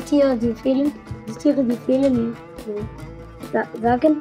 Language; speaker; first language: German; non-native, learner; Arabic